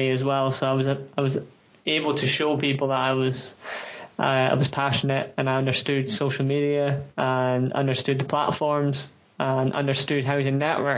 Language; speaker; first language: English; native; English